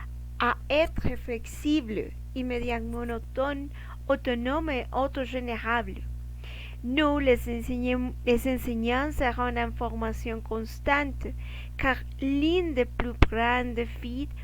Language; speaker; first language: French; non-native, learner; Spanish